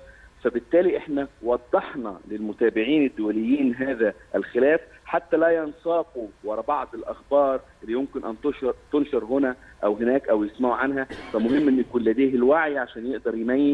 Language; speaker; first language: Arabic; native; Arabic